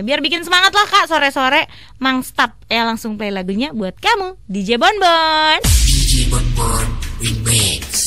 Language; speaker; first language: Indonesian; native; Indonesian